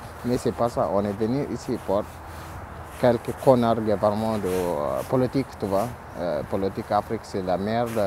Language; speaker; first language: French; non-native, learner; Oromo